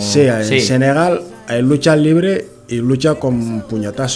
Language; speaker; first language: Spanish; non-native, learner; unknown